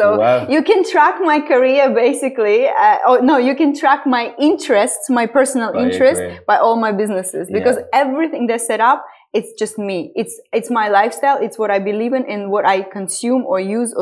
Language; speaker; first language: English; non-native, fluent; Estonian